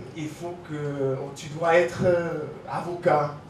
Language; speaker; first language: French; non-native, learner; English